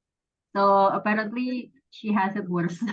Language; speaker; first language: English; non-native, fluent; Indonesian